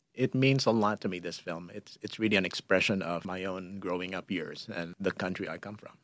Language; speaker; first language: English; non-native, local second language; Filipino